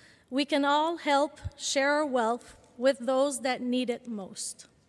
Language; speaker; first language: English; non-native, local second language; French